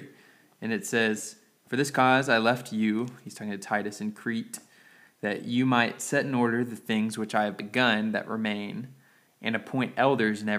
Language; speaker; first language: English; native; English